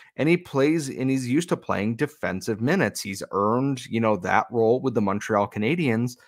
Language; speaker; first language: English; native; English